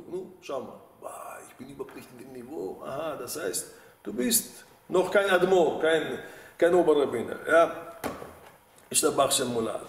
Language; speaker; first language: German; non-native, fluent; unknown